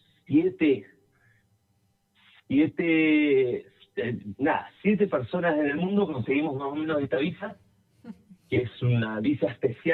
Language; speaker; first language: Spanish; native; Spanish